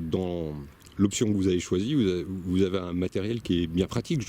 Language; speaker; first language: French; native; French